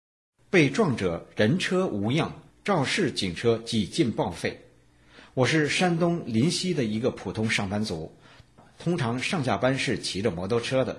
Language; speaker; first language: Chinese; native; Chinese